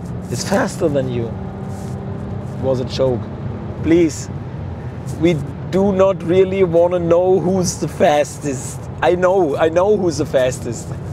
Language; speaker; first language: English; non-native, learner; German